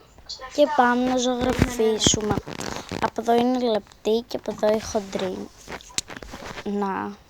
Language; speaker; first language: Greek; native; Greek